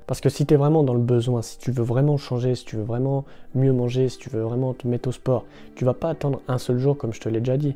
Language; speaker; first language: French; native; French